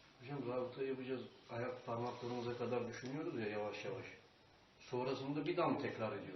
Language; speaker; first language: Turkish; native; Turkish